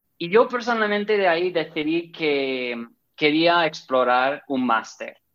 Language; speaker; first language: Spanish; non-native, fluent; English